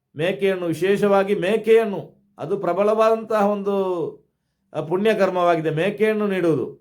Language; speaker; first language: Kannada; non-native, local second language; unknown